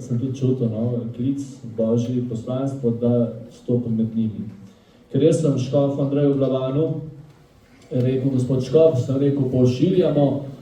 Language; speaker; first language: Slovenian; native; Slovenian